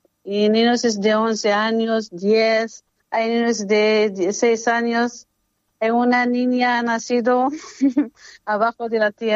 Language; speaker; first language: Spanish; non-native, learner; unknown